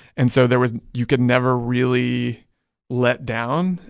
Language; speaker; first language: English; native; English